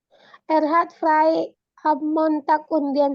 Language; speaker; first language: German; non-native, learner; Indonesian